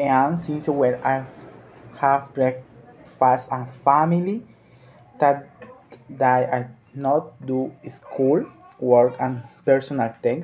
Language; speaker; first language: English; non-native, learner; Spanish